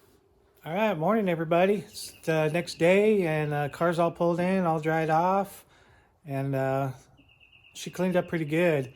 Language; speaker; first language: English; native; English